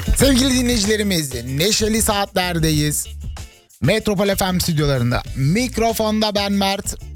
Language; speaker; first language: Turkish; early bilingual, heritage; Turkish